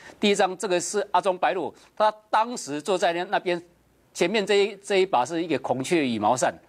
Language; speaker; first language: Chinese; native; Chinese